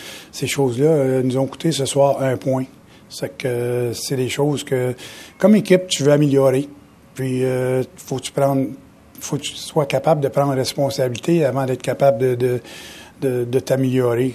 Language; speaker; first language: French; native; French